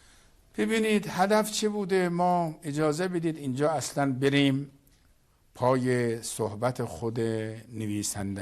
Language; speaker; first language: Persian; native; Persian